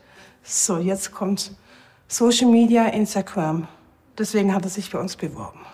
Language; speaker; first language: German; native; German